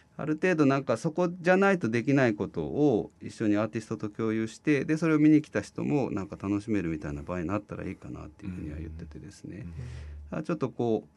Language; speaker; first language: Japanese; native; Japanese